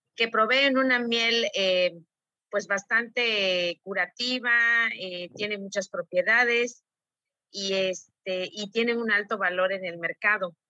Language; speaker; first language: Spanish; native; Spanish